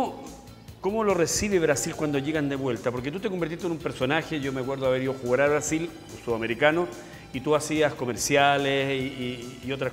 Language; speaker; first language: Spanish; native; Spanish